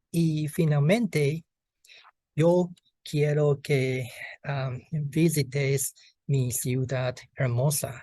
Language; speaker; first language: Spanish; non-native, learner; Chinese